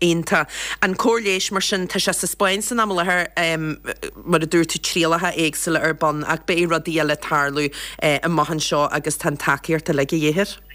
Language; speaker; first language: Irish; native; Irish